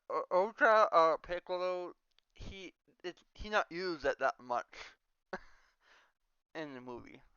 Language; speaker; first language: English; non-native, learner; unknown